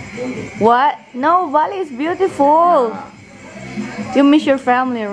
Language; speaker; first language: English; non-native, fluent; Indonesian